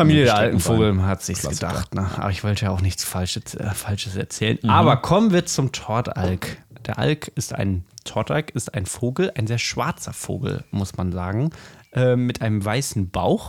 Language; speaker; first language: German; native; German